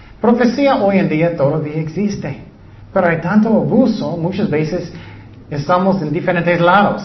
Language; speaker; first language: Spanish; non-native, learner; English